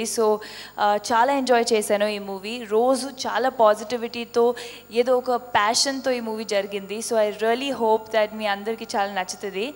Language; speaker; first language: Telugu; non-native, fluent; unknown